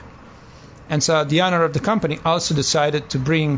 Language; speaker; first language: English; non-native, fluent; Italian